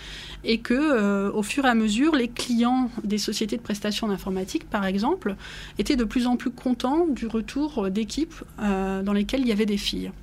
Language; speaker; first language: French; native; French